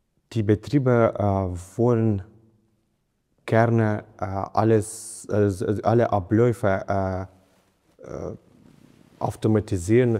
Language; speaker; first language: German; non-native, fluent; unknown